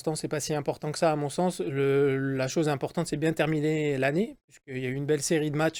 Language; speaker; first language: French; native; French